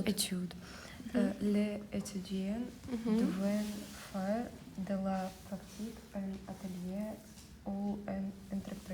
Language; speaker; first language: French; non-native, learner; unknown